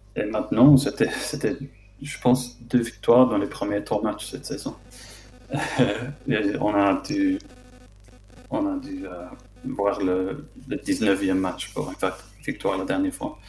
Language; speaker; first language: French; non-native, fluent; English